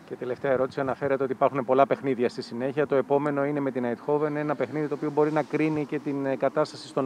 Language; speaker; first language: Greek; native; Greek